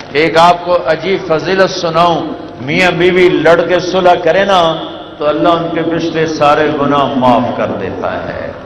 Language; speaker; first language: Urdu; non-native, local second language; Punjabi